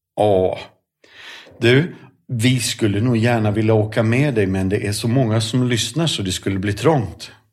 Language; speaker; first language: Swedish; native; Swedish